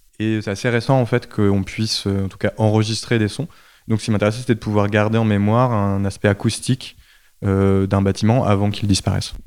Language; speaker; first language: French; native; French